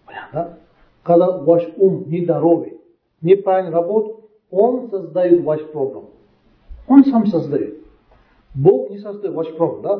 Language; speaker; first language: Russian; non-native, learner; Tibetan